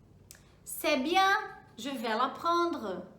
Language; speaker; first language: French; non-native, fluent; Portuguese